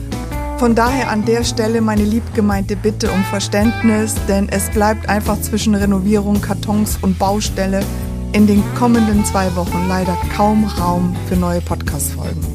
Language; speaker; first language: German; native; German